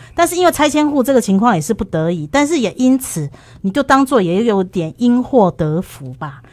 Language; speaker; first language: Chinese; native; Chinese